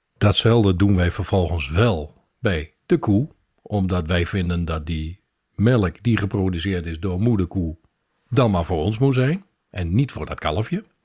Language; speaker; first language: Dutch; native; Dutch